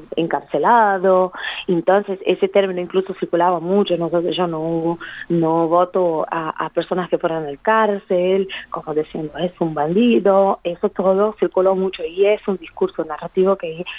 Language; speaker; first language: Spanish; non-native, fluent; Portuguese